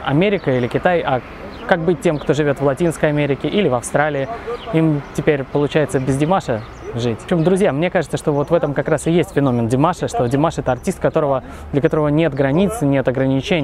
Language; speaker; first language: Russian; native; Russian